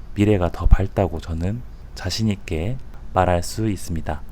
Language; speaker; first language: Korean; native; Korean